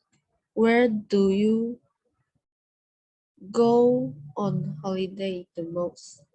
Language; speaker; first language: English; non-native, learner; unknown